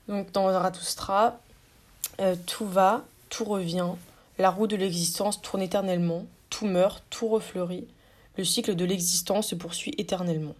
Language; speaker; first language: French; native; French